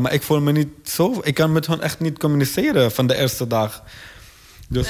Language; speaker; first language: Dutch; non-native, learner; Arabic